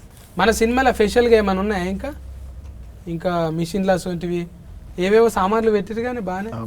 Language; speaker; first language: Telugu; native; Telugu